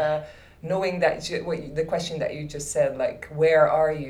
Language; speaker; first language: English; non-native, fluent; Dutch